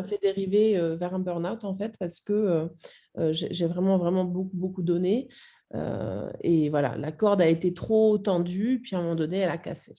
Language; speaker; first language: French; native; French